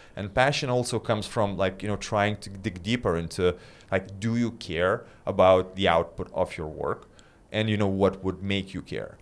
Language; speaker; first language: English; non-native, fluent; Lithuanian